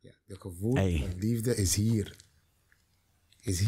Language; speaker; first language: Dutch; non-native, learner; Papiamento